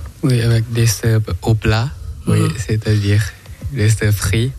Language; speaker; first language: French; non-native, learner; Thai